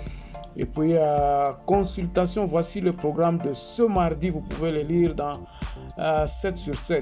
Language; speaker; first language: French; non-native, local second language; Lingala